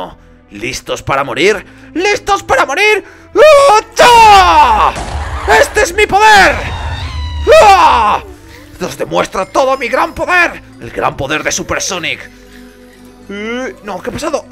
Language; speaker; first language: Spanish; native; Spanish